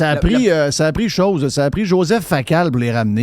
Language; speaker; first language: French; native; French